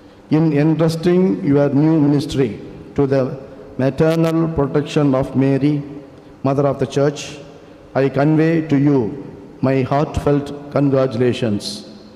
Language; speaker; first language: English; non-native, local second language; Tamil